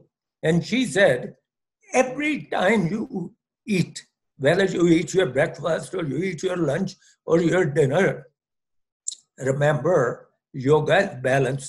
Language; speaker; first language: English; non-native, local second language; Punjabi